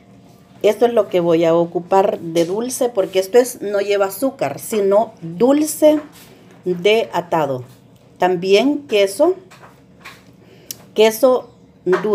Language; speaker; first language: Spanish; native; Spanish